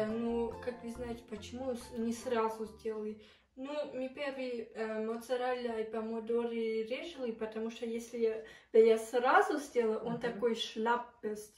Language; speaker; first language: Russian; early bilingual, heritage; Russian